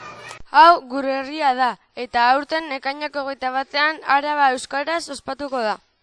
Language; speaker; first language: Basque; non-native, local second language; Spanish